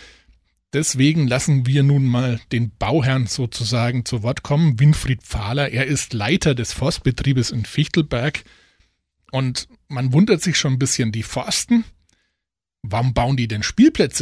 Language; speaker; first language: German; native; German